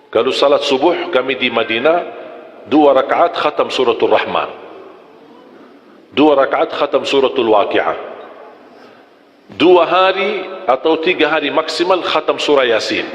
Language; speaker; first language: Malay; non-native, fluent; Arabic